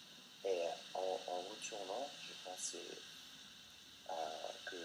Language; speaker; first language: French; non-native, learner; English